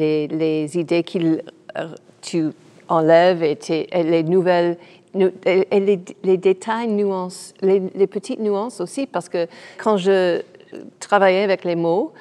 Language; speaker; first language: French; non-native, fluent; English